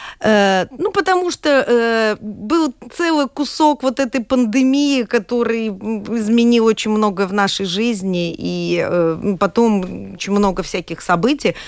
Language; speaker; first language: Russian; native; Russian